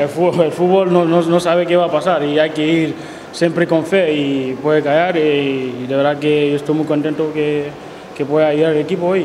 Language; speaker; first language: Spanish; non-native, fluent; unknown